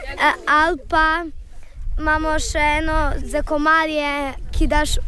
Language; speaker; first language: Slovenian; non-native, local second language; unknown